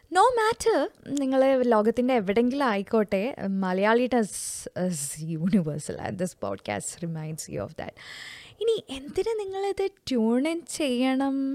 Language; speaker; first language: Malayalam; early bilingual, heritage; Malayalam